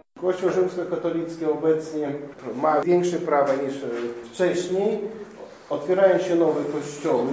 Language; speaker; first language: Polish; non-native, fluent; Russian